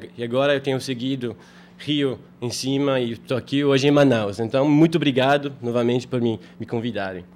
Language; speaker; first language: Portuguese; non-native, fluent; French